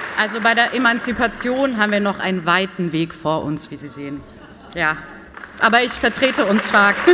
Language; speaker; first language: German; early bilingual, other home language; Persian